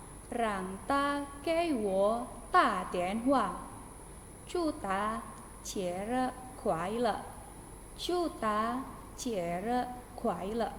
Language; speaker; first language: Chinese; non-native, fluent; Indonesian